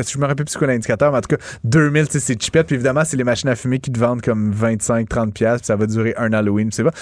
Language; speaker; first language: French; native; French